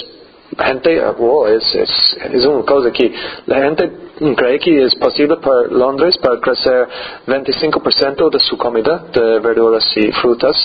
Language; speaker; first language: Spanish; non-native, learner; English